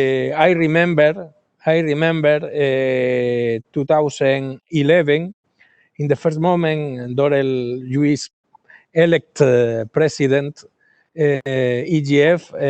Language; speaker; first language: English; non-native, learner; Galician